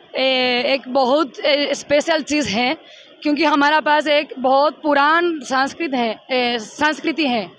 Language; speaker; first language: Hindi; non-native, learner; Spanish